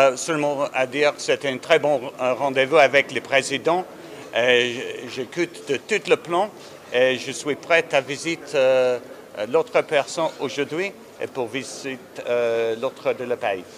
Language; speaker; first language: French; non-native, learner; English